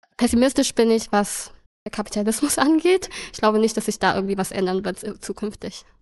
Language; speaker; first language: German; early bilingual, other home language; Vietnamese